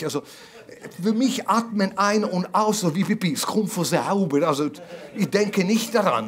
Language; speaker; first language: German; non-native, fluent; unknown